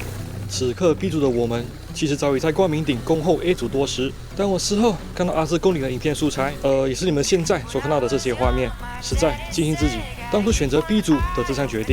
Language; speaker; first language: Chinese; native; Chinese